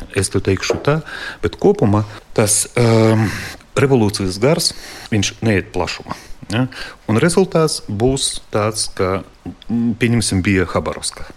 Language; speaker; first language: Latvian; non-native, local second language; Russian